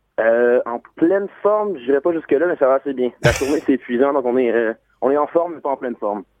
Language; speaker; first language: French; native; French